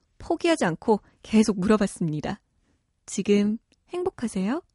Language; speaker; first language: Korean; native; Korean